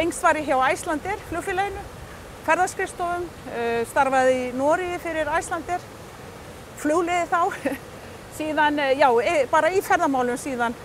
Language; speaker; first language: Icelandic; native; Icelandic